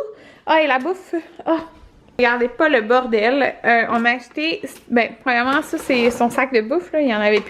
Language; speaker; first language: French; native; French